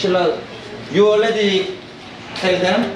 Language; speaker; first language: English; non-native, learner; Korean